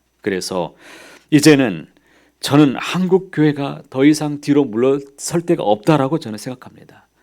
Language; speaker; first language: Korean; native; Korean